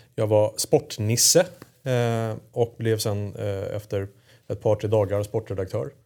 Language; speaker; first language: Swedish; native; Swedish